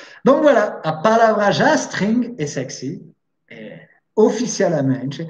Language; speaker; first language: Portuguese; non-native, fluent; French